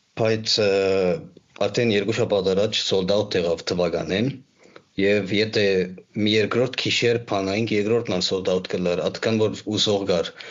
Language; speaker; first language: Armenian; early bilingual, heritage; Armenian